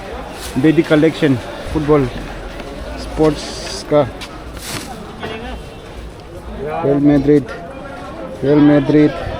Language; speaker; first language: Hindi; non-native, local second language; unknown